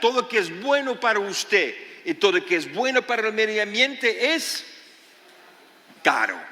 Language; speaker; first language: Spanish; non-native, fluent; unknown